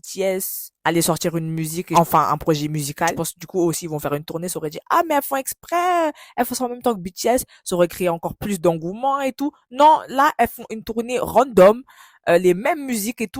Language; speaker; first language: French; native; French